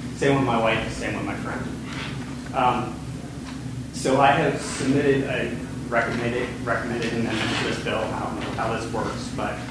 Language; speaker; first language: English; native; English